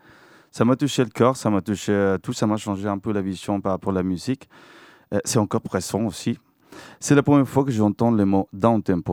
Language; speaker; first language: French; non-native, fluent; Spanish